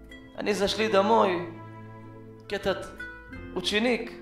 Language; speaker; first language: Russian; non-native, learner; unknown